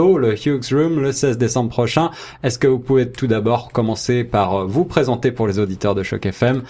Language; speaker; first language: French; native; French